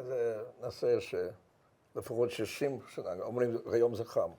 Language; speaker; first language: Hebrew; non-native, fluent; Russian